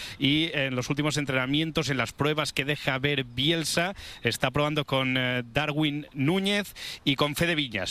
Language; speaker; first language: Spanish; native; Spanish